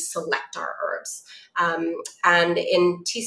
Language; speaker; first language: English; non-native, local second language; Cantonese